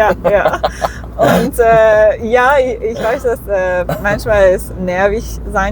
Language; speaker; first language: German; non-native, learner; Persian